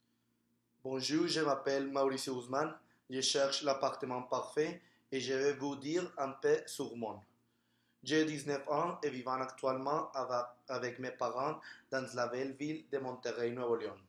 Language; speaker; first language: French; non-native, learner; Spanish